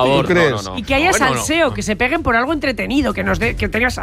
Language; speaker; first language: Spanish; native; Spanish